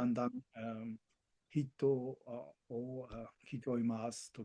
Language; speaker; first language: Japanese; non-native, learner; Spanish